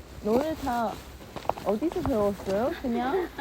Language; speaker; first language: Korean; early bilingual, heritage; English